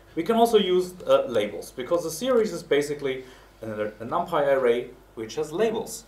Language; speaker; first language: English; non-native, fluent; German